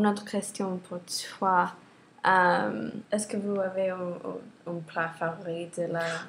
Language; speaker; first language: French; non-native, learner; English